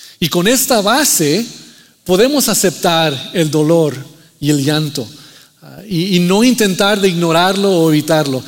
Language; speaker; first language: Spanish; early bilingual, heritage; Spanish